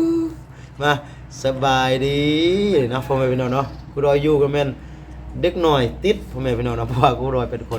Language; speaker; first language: Thai; non-native, local second language; Lao